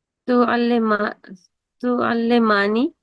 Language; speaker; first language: Arabic; non-native, learner; Urdu